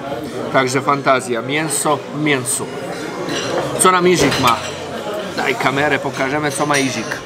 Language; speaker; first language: Polish; non-native, fluent; Croatian